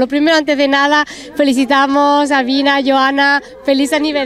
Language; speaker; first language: Spanish; native; Spanish